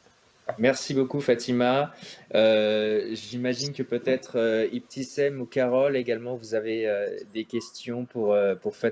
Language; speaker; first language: French; native; French